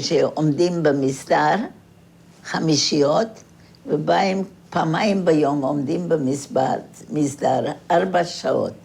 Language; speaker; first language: Hebrew; non-native, fluent; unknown